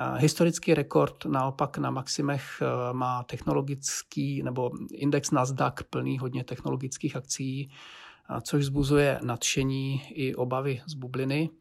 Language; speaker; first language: Czech; native; Czech